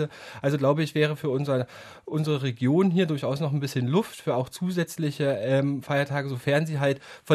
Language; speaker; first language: German; native; German